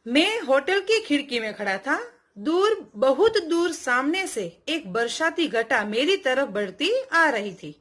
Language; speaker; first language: Hindi; non-native, local second language; Gujarati